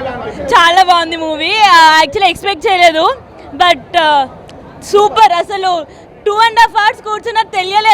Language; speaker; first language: Telugu; native; Telugu